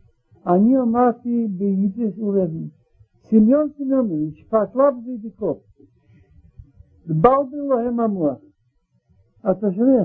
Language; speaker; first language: Hebrew; non-native, learner; Russian